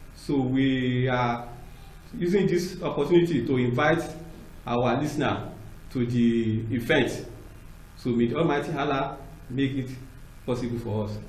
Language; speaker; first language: English; non-native, local second language; Yoruba